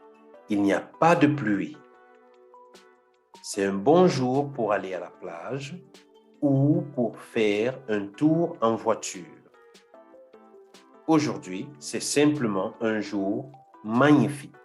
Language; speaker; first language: French; non-native, fluent; Portuguese